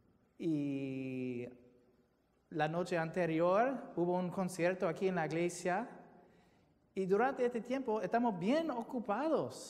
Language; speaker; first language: Spanish; non-native, fluent; English